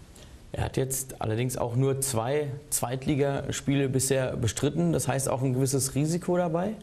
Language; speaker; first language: German; native; German